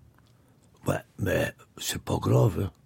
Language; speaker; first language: French; non-native, local second language; Dutch